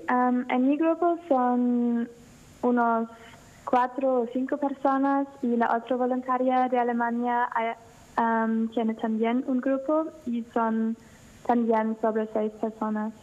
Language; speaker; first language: Spanish; non-native, learner; German